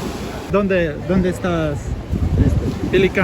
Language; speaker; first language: Spanish; non-native, learner; Russian